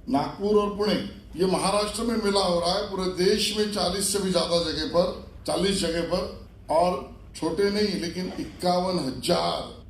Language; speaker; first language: Hindi; non-native, local second language; Marathi